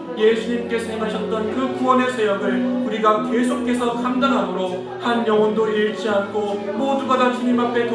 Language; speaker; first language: Korean; native; Korean